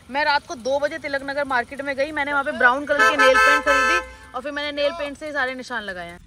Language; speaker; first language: Hindi; native; Hindi